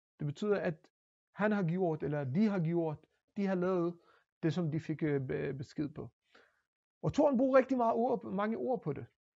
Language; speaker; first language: Danish; non-native, fluent; Hebrew